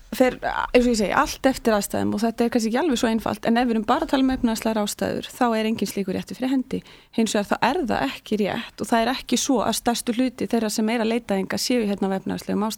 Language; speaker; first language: Icelandic; native; Icelandic